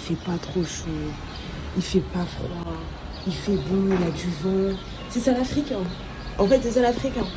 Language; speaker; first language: French; native; French